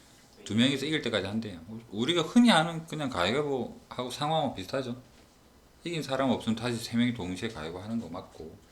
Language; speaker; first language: Korean; native; Korean